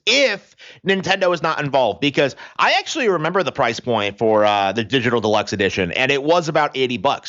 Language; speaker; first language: English; native; English